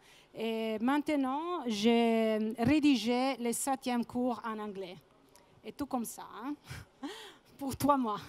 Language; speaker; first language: French; non-native, fluent; Italian